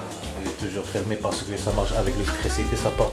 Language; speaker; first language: French; non-native, learner; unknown